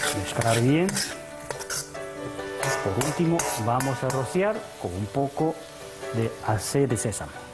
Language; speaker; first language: Spanish; non-native, fluent; Chinese